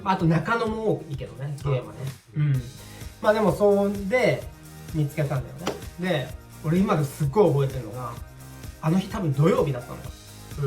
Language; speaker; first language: Japanese; native; Japanese